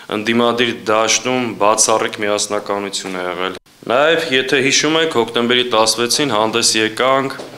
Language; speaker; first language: Armenian; native; Armenian